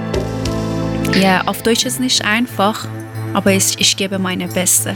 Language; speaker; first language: German; non-native, learner; Persian